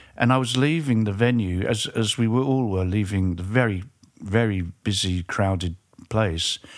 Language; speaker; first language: English; early bilingual, other home language; French